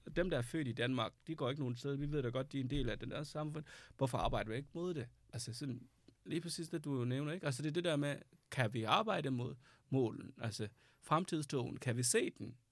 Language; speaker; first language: Danish; non-native, fluent; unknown